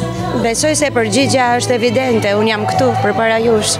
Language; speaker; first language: Albanian; native; Albanian